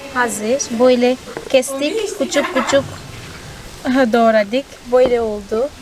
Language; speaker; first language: Turkish; non-native, fluent; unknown